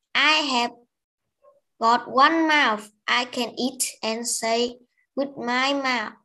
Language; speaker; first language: English; non-native, learner; Vietnamese